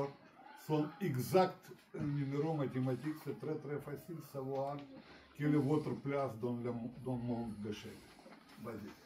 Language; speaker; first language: French; non-native, learner; Russian